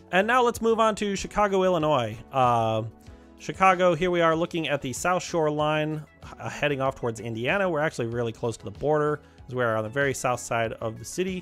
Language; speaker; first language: English; native; English